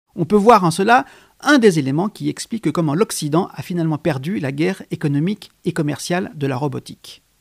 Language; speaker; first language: French; native; French